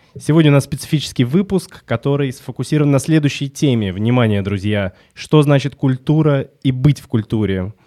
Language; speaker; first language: Russian; native; Russian